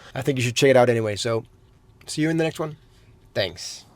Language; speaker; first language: English; non-native, fluent; Danish